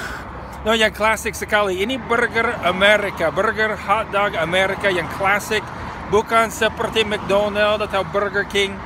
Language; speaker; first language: Indonesian; non-native, fluent; English